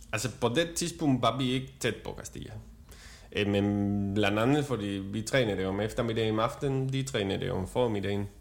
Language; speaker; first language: Danish; non-native, fluent; Spanish